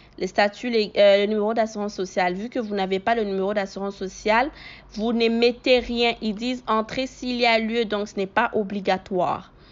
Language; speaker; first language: French; native; French